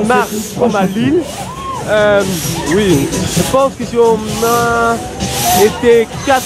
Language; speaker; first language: French; non-native, learner; Dutch